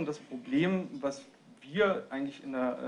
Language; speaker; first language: German; native; German